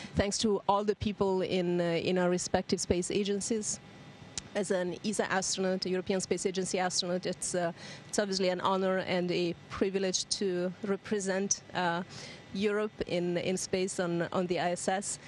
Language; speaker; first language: English; non-native, fluent; Italian